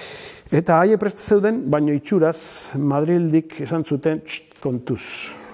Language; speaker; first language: Basque; native; Basque